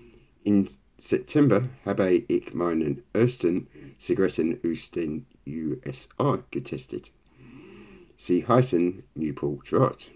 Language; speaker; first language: German; non-native, learner; English